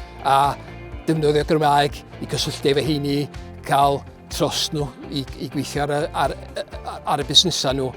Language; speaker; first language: Welsh; native; Welsh